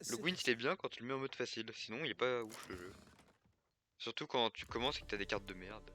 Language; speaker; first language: French; native; French